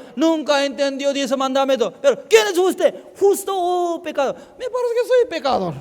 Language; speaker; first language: Spanish; non-native, fluent; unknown